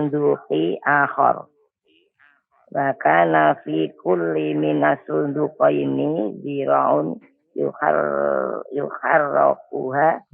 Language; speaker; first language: Arabic; non-native, learner; Indonesian